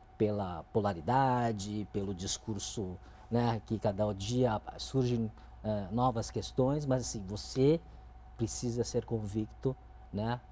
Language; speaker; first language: Portuguese; early bilingual, other home language; Chinese